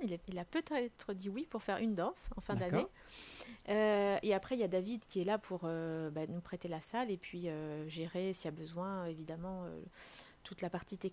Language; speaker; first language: French; native; French